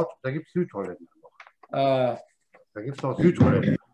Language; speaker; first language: German; native; German